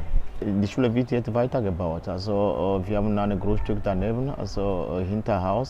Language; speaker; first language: German; non-native, fluent; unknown